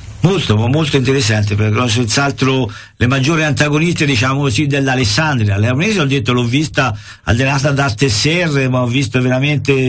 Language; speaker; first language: Italian; native; Italian